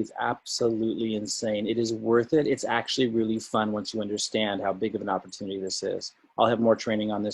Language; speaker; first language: English; native; English